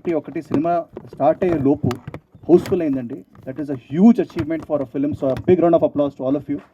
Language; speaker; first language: Telugu; native; Telugu